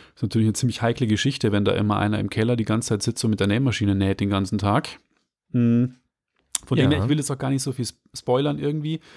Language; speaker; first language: German; native; German